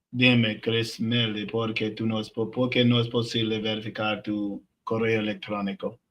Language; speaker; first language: Spanish; non-native, learner; English